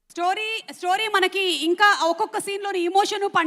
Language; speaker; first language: Telugu; native; Telugu